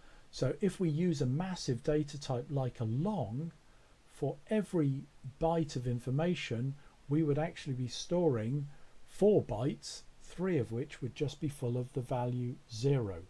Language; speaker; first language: English; native; English